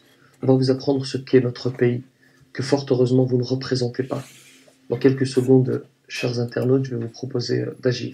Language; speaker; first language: French; native; French